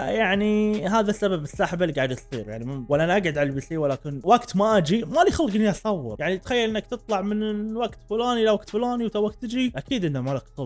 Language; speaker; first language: Arabic; native; Arabic